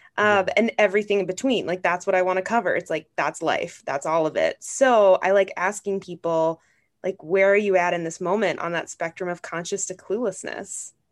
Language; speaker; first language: English; native; English